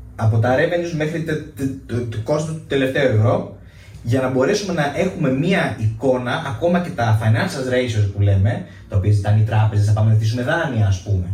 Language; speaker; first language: Greek; native; Greek